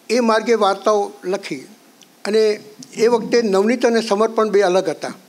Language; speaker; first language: Gujarati; native; Gujarati